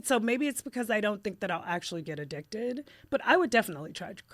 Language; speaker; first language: English; native; English